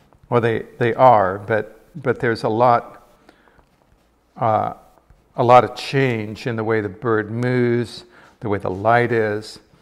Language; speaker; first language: English; native; English